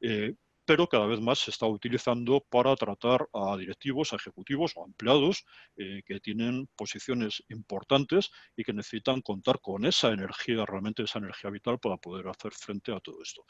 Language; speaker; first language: Spanish; native; Spanish